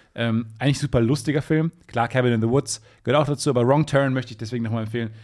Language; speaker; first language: German; native; German